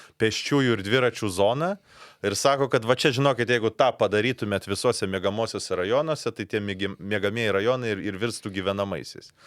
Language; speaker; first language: Lithuanian; native; Lithuanian